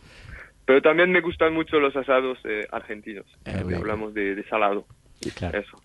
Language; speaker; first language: Spanish; non-native, fluent; French